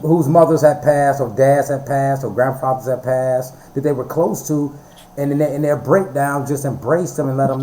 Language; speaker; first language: English; native; English